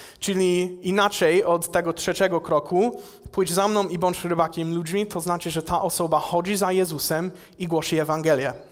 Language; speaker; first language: Polish; non-native, fluent; English